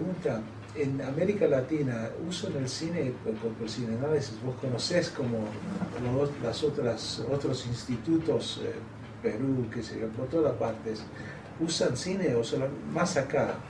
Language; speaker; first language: Spanish; non-native, fluent; English